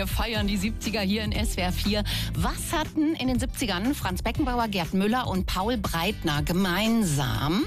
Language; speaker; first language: German; native; German